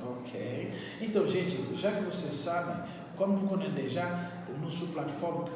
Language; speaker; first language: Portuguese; non-native, fluent; Haitian Creole